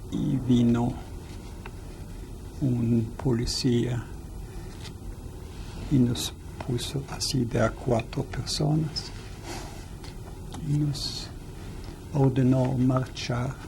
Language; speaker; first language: Spanish; non-native, fluent; Yiddish